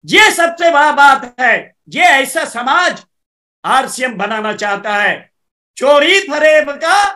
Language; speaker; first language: Hindi; native; Hindi